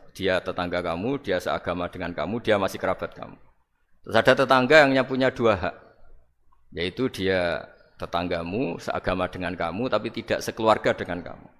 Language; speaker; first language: Indonesian; non-native, local second language; Javanese